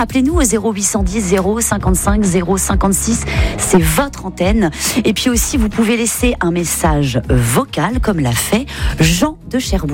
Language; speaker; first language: French; native; French